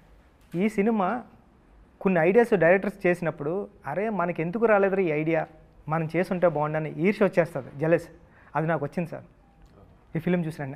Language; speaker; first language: Telugu; native; Telugu